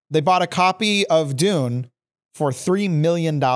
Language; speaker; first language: English; native; English